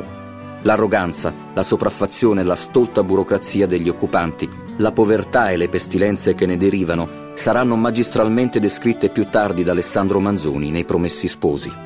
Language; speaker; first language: Italian; native; Italian